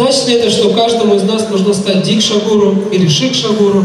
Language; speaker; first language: Russian; native; Russian